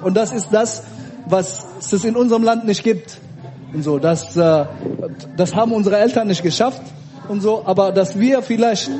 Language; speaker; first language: German; early bilingual, other home language; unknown